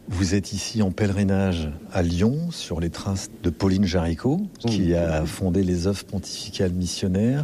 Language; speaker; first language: French; native; French